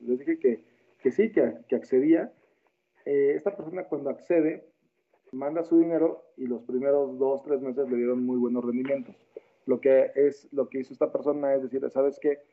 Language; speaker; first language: Spanish; native; Spanish